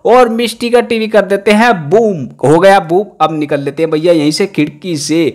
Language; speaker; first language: Hindi; native; Hindi